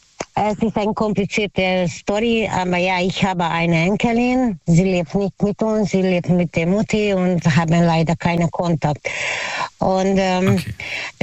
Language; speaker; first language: German; non-native, learner; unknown